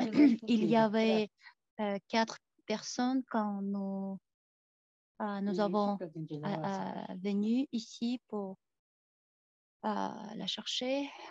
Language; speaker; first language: French; non-native, fluent; Tuvinian